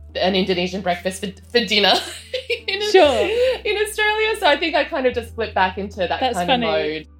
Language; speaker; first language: English; native; English